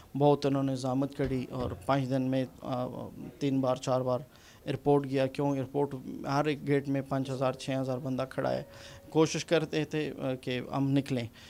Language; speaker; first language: Urdu; non-native, fluent; Punjabi